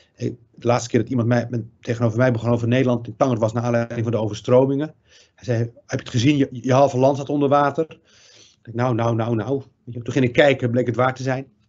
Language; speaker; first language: Dutch; early bilingual, other home language; Riffian